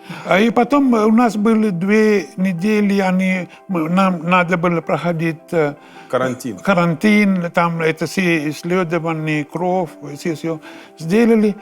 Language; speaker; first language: Russian; non-native, fluent; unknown